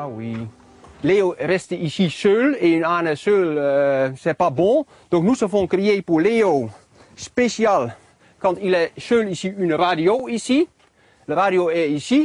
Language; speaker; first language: French; non-native, learner; Dutch